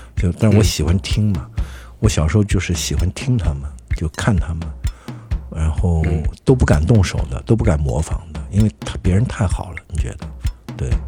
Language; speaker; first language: Chinese; native; Chinese